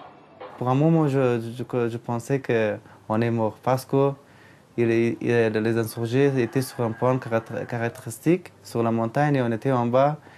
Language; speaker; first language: French; non-native, fluent; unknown